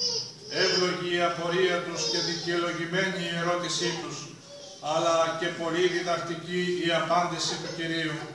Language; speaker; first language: Greek; native; Greek